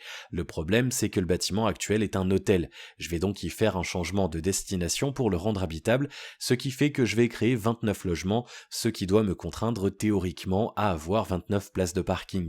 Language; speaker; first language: French; native; French